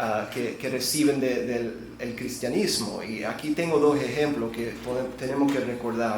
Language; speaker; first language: Spanish; non-native, fluent; English